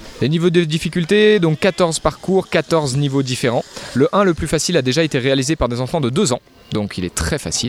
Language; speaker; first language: French; native; French